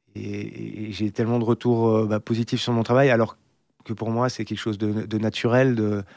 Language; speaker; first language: French; native; French